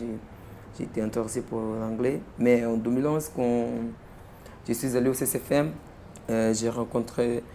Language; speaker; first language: French; non-native, fluent; Tsonga